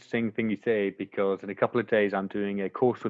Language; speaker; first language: English; native; English